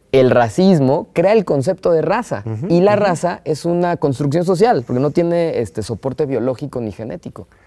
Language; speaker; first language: Spanish; native; Spanish